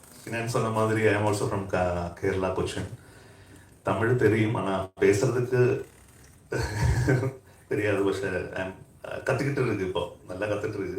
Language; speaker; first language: Tamil; non-native, learner; Malayalam